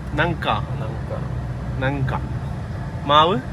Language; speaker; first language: Malayalam; native; Malayalam